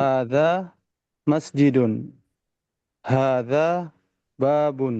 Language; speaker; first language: Arabic; non-native, learner; Indonesian